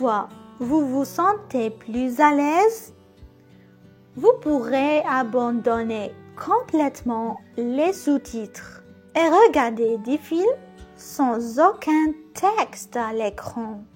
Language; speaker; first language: French; non-native, local second language; Arabic